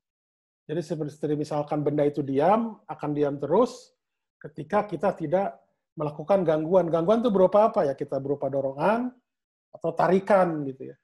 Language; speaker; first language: Indonesian; native; Indonesian